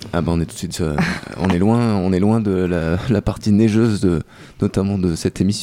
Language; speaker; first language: French; native; French